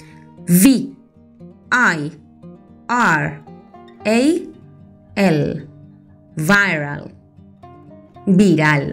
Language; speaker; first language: English; non-native, fluent; Spanish